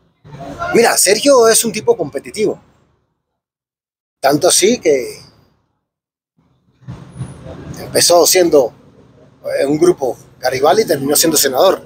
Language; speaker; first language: Spanish; native; Spanish